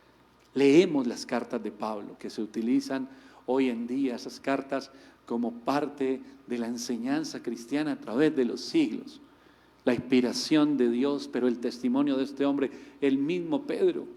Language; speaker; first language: Spanish; native; Spanish